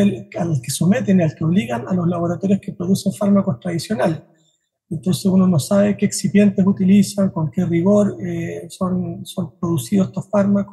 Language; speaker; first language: Spanish; native; Spanish